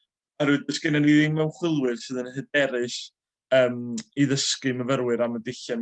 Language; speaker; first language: Welsh; native; Welsh